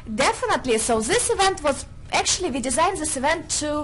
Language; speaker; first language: English; non-native, fluent; Russian